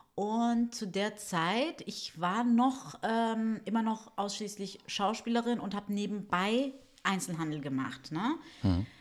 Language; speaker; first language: German; early bilingual, other home language; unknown